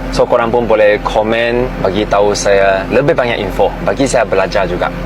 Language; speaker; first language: Malay; non-native, local second language; Chinese